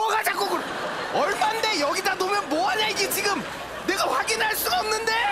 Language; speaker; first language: Korean; native; Korean